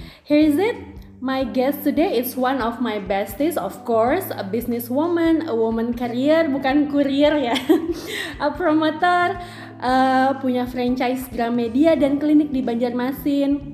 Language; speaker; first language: English; non-native, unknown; Indonesian